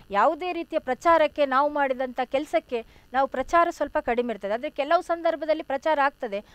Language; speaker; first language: Kannada; non-native, local second language; Tulu